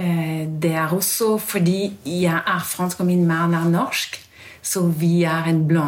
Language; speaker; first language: Norwegian; non-native, fluent; French